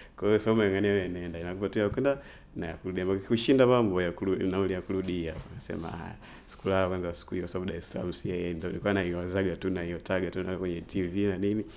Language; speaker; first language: Swahili; native; Swahili